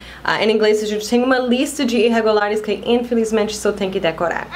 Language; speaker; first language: Portuguese; non-native, fluent; English